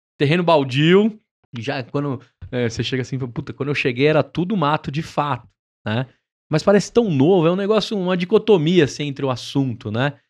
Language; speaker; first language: Portuguese; native; Portuguese